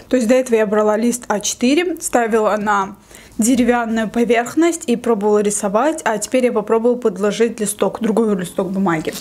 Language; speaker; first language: Russian; native; Russian